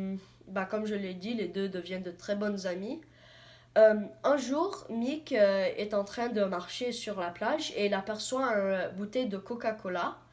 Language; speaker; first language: French; non-native, learner; English